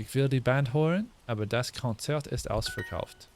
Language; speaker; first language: German; non-native, learner; English